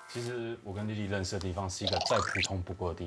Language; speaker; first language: Chinese; native; Chinese